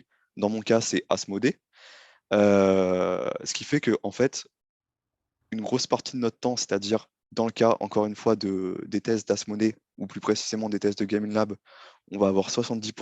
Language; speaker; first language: French; native; French